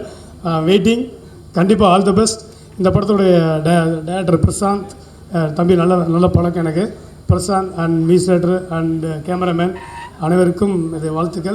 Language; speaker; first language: Tamil; native; Tamil